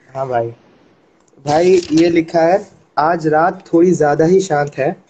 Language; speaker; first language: Hindi; native; Hindi